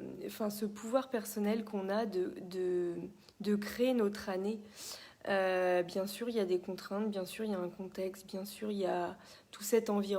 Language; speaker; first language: French; native; French